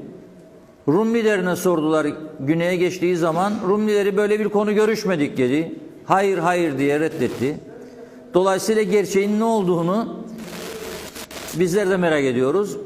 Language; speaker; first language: Turkish; native; Turkish